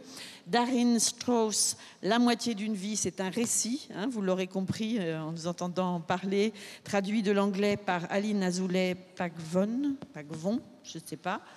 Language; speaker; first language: French; native; French